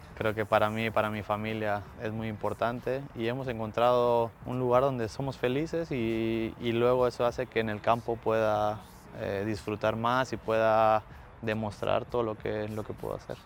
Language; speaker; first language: Spanish; native; Spanish